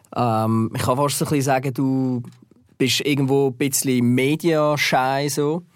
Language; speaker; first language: German; native; German